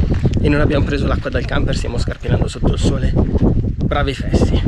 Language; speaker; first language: Italian; native; Italian